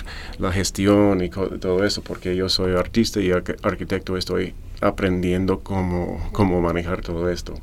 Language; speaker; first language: Spanish; non-native, fluent; English